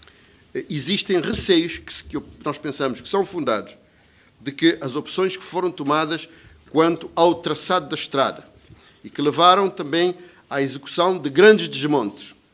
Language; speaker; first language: Portuguese; native; Portuguese